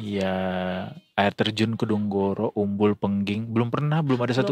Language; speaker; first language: Indonesian; native; Indonesian